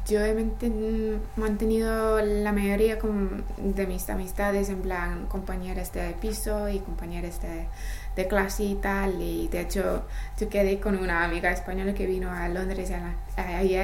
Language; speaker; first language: Spanish; non-native, fluent; English